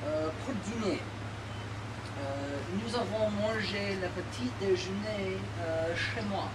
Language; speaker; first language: French; non-native, learner; English